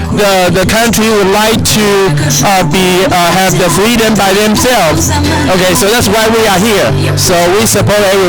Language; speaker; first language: English; non-native, learner; Chinese